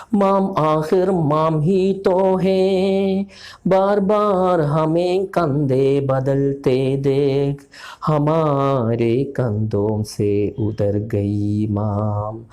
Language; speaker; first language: Hindi; non-native, local second language; Malayalam